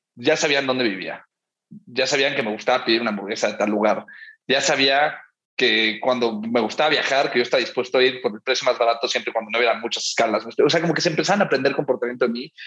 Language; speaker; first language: Spanish; early bilingual, heritage; Spanish